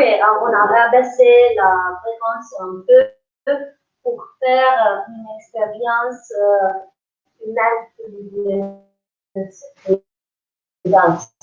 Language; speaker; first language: French; non-native, learner; English